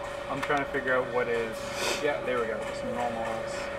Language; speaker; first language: English; native; English